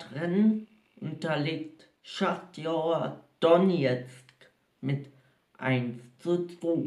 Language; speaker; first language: German; native; German